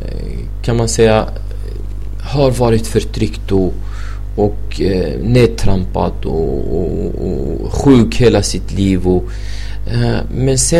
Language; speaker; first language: Swedish; non-native, fluent; Arabic